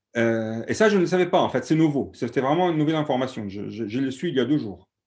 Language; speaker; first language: French; non-native, fluent; Arabic